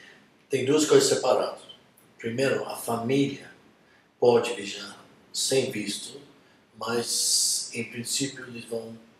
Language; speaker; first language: Portuguese; non-native, fluent; English